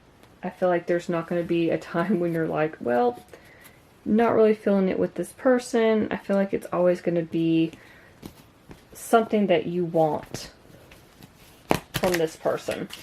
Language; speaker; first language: English; native; English